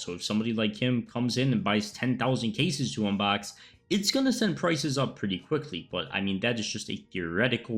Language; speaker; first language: English; native; English